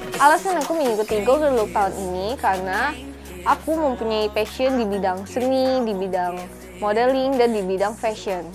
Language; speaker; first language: Indonesian; native; Indonesian